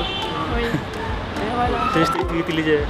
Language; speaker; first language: French; non-native, learner; Nepali